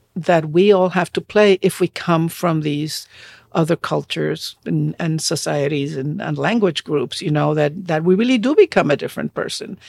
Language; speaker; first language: English; non-native, fluent; Spanish